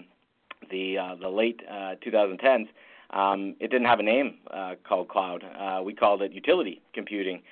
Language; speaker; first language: English; native; English